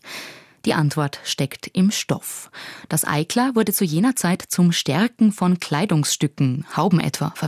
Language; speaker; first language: German; native; German